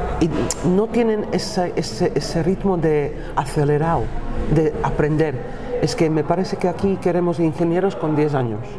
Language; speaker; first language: Spanish; non-native, fluent; Slovak